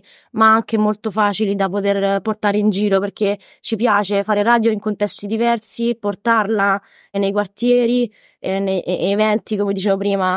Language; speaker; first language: Italian; native; Italian